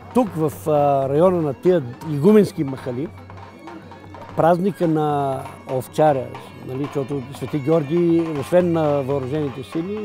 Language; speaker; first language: Bulgarian; native; Bulgarian